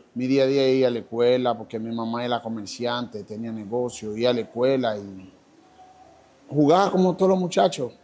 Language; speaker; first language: Spanish; non-native, fluent; Haitian Creole